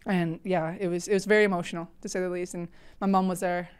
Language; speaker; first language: English; native; English